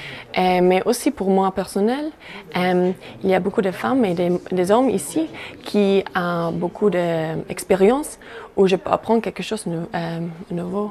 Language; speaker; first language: French; non-native, learner; English